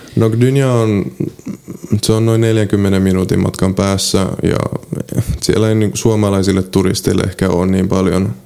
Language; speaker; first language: Finnish; early bilingual, other home language; Polish